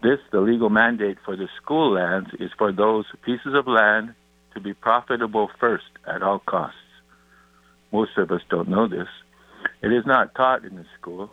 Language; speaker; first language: English; native; English